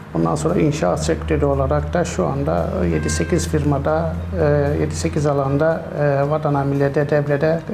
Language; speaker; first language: Turkish; native; Turkish